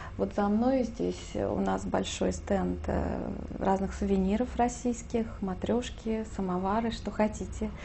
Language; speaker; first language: Russian; native; Russian